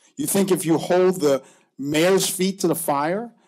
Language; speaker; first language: English; native; English